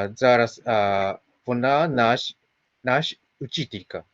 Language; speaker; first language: Ukrainian; non-native, learner; Japanese